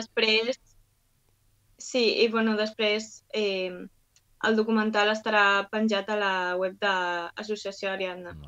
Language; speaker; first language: Catalan; non-native, local second language; Spanish